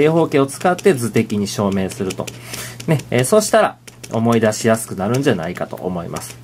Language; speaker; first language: Japanese; native; Japanese